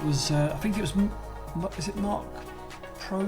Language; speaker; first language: English; native; English